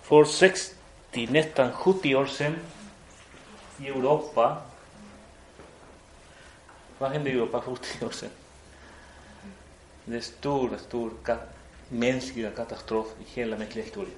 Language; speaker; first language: Swedish; non-native, fluent; Spanish